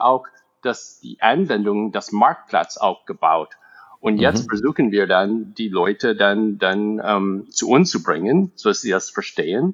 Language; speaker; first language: German; non-native, fluent; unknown